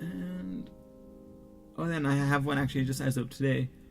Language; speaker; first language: English; native; English